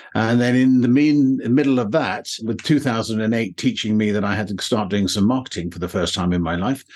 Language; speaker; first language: English; native; English